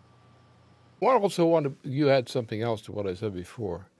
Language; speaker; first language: English; native; English